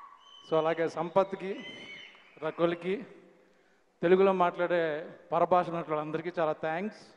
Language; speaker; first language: Telugu; native; Telugu